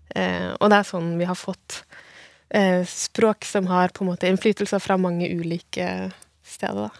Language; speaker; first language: Norwegian; native; Norwegian